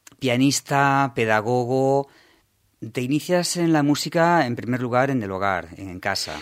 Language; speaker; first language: Spanish; native; Spanish